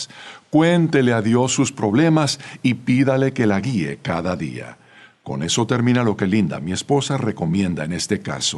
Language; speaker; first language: Spanish; native; Spanish